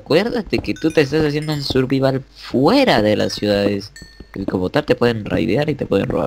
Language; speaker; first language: Spanish; native; Spanish